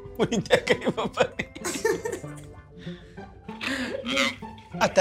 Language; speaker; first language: Hebrew; native; Hebrew